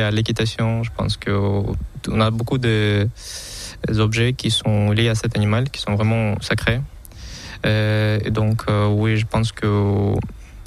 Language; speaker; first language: French; non-native, fluent; Kazakh